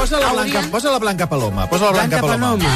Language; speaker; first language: Catalan; native; Catalan